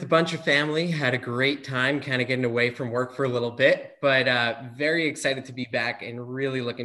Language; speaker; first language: English; native; English